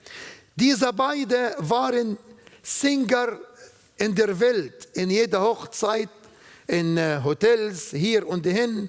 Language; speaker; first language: German; non-native, learner; Arabic